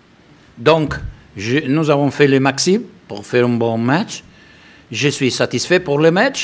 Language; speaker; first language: French; non-native, learner; Italian